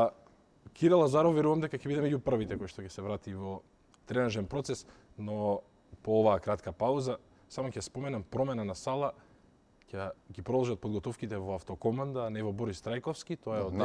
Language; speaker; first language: Macedonian; native; Macedonian